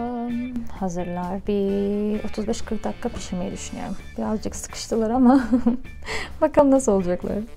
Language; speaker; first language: Turkish; native; Turkish